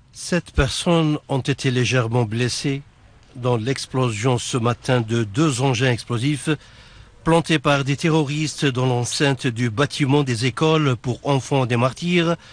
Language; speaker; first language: French; non-native, fluent; Arabic